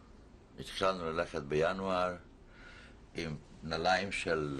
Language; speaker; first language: Hebrew; non-native, fluent; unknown